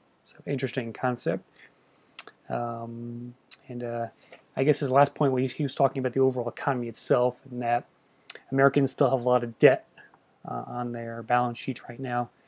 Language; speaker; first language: English; native; English